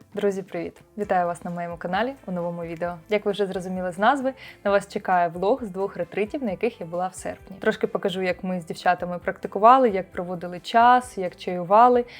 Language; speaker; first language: Ukrainian; native; Ukrainian